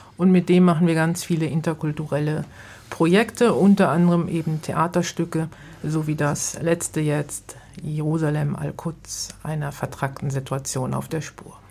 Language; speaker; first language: German; native; German